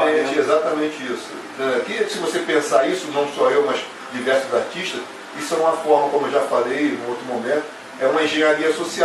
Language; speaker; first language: Portuguese; native; Portuguese